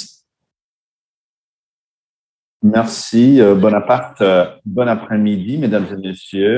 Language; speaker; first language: French; non-native, fluent; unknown